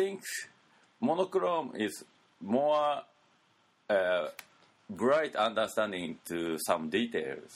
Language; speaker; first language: English; non-native, learner; Japanese